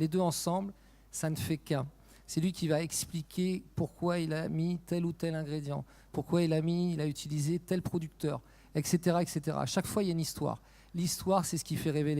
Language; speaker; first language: French; native; French